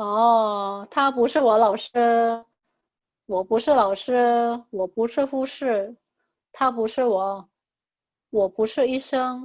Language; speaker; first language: Chinese; non-native, fluent; Indonesian